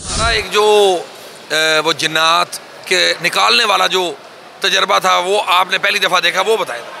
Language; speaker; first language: Urdu; non-native, local second language; Punjabi